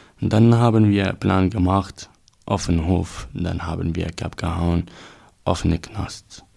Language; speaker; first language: German; non-native, learner; Arabic